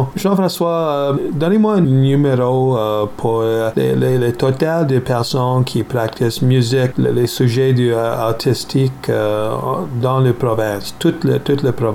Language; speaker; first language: French; non-native, learner; English